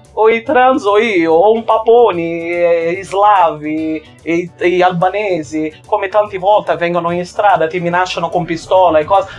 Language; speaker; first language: Italian; non-native, fluent; Portuguese